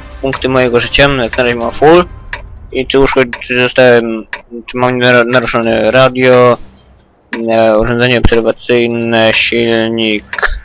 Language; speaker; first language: Polish; native; Polish